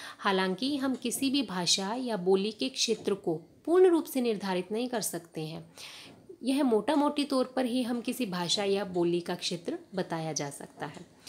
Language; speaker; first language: Hindi; native; Hindi